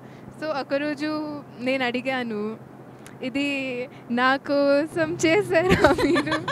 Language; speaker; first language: Telugu; non-native, fluent; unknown